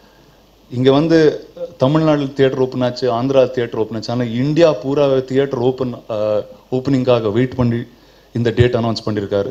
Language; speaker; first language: Tamil; non-native, local second language; Telugu